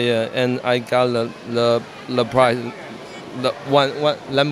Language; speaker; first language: English; non-native, learner; Chinese